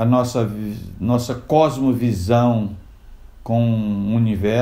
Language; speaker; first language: Portuguese; non-native, local second language; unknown